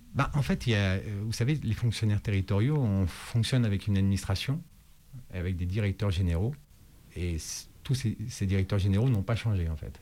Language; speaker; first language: French; native; French